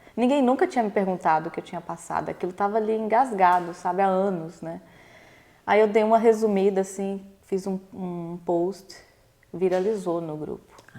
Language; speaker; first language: Portuguese; native; Portuguese